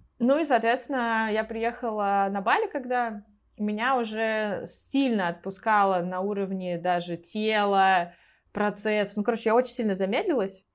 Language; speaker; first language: Russian; native; Russian